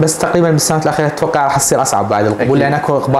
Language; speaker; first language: Arabic; native; Arabic